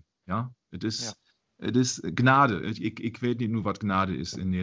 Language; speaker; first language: Dutch; non-native, learner; German